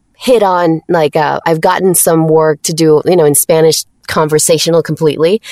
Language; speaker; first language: English; non-native, fluent; Spanish